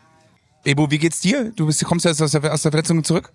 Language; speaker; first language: German; native; German